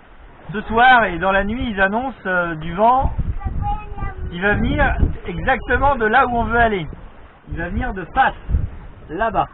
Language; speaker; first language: French; native; French